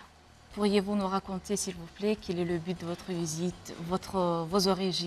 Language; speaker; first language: French; non-native, fluent; Russian